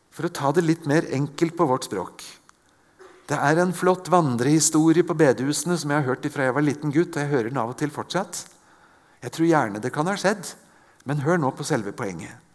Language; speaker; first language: Norwegian; native; Norwegian